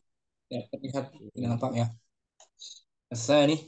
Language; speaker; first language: Indonesian; non-native, learner; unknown